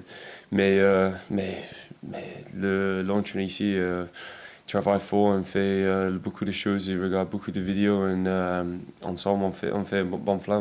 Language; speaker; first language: French; non-native, learner; English